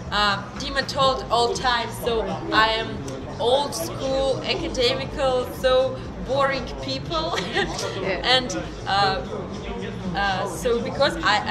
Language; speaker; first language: English; non-native, learner; Russian